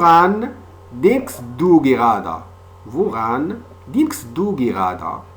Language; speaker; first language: German; non-native, fluent; French